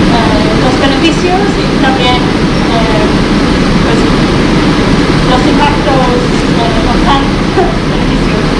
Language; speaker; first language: Spanish; non-native, fluent; English